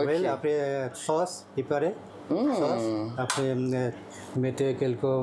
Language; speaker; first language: French; non-native, learner; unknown